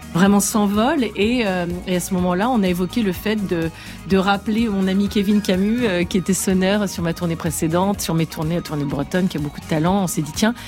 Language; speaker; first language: French; native; French